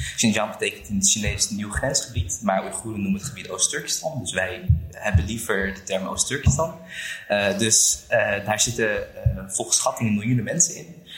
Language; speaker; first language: Dutch; early bilingual, other home language; Uyghur